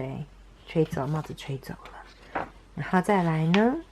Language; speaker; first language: Chinese; native; Chinese